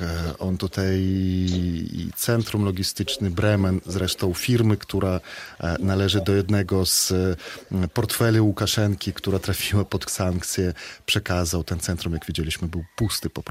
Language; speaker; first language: Polish; non-native, fluent; Belarusian